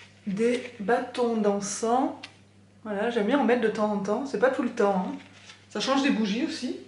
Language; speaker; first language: French; native; French